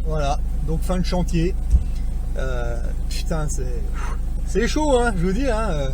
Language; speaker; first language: French; native; French